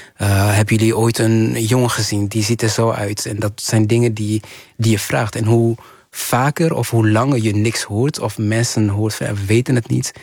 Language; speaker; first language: Dutch; early bilingual, other home language; Kinyarwanda